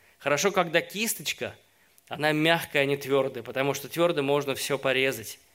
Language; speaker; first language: Russian; native; Russian